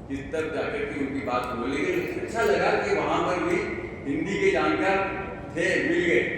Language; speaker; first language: Hindi; native; Hindi